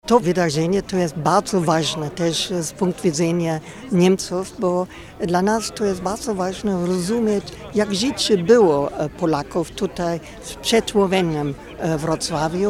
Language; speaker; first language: Polish; non-native, fluent; German